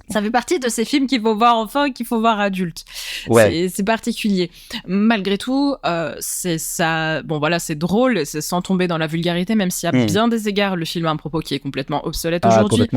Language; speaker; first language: French; native; French